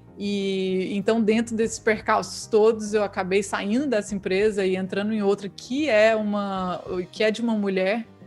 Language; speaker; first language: Portuguese; native; Portuguese